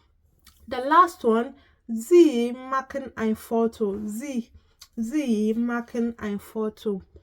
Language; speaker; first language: German; non-native, fluent; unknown